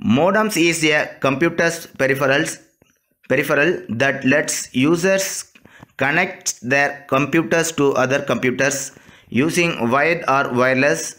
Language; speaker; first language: English; non-native, local second language; Tamil